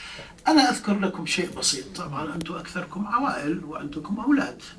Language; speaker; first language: Arabic; native; Arabic